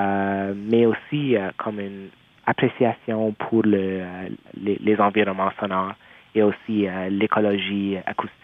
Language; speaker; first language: French; non-native, local second language; English